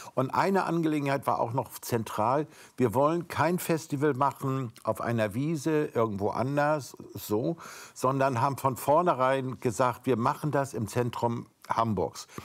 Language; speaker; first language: German; native; German